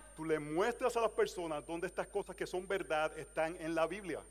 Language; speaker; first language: English; native; English